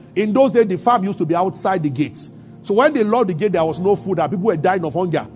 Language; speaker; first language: English; non-native, local second language; Yoruba